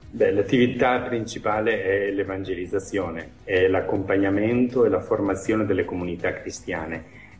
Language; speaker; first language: Italian; native; Italian